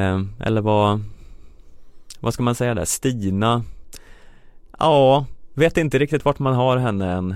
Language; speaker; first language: Swedish; native; Swedish